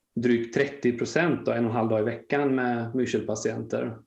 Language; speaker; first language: Swedish; native; Swedish